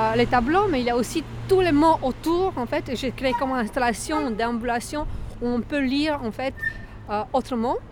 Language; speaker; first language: French; non-native, fluent; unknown